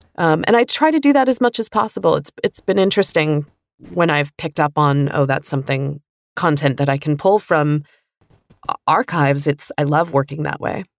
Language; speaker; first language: English; native; English